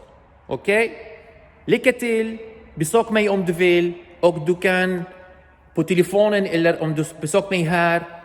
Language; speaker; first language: Swedish; non-native, learner; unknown